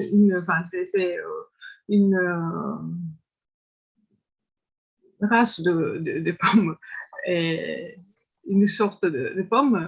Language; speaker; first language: French; non-native, fluent; Japanese